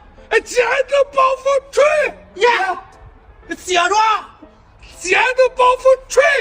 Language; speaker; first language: Chinese; native; Chinese